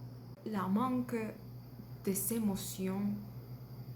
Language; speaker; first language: French; non-native, learner; Spanish